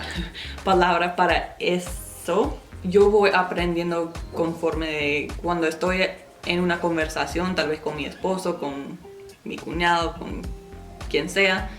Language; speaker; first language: Spanish; non-native, fluent; English